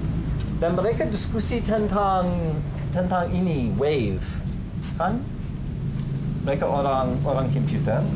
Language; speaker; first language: Indonesian; non-native, fluent; English